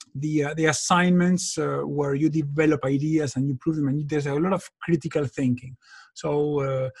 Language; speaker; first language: English; non-native, fluent; Spanish